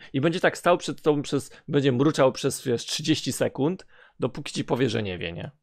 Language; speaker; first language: Polish; native; Polish